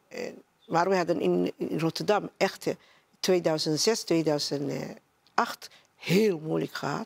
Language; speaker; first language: Dutch; non-native, learner; Somali